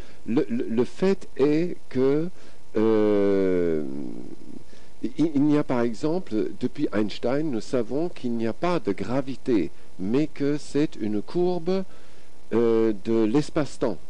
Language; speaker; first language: French; native; French